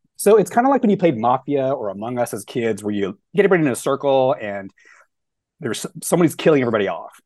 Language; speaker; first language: English; native; English